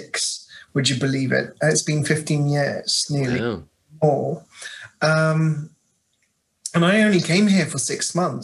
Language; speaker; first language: English; native; English